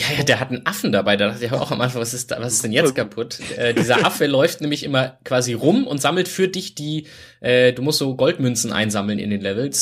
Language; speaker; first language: German; native; German